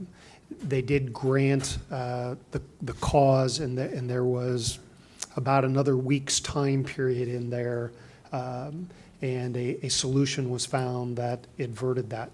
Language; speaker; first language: English; native; English